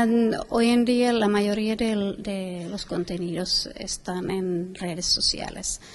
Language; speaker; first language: Spanish; non-native, fluent; Finnish